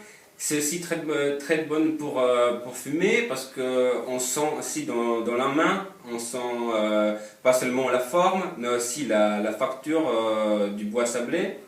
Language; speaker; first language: French; non-native, fluent; Polish